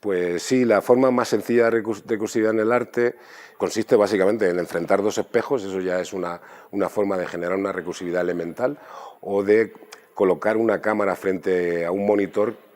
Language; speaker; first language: Spanish; native; Spanish